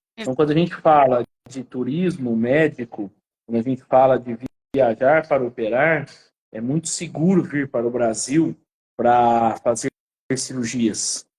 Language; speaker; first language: Portuguese; native; Portuguese